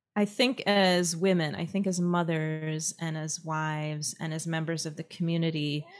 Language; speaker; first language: English; native; English